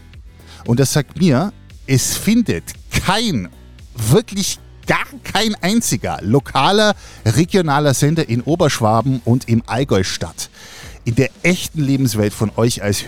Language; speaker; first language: German; native; German